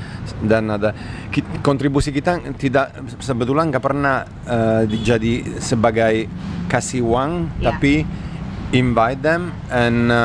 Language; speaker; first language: Indonesian; non-native, learner; Italian